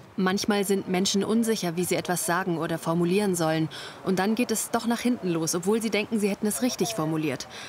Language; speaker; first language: German; native; German